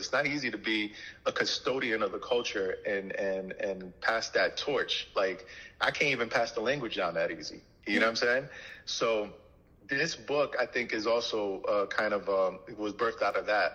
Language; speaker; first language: English; early bilingual, other home language; Haitian Creole